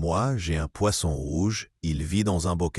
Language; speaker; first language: French; non-native, learner; Arabic